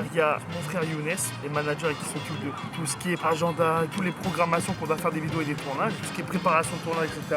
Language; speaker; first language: French; native; French